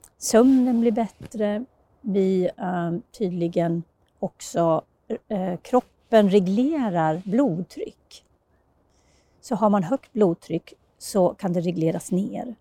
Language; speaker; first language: Swedish; native; Swedish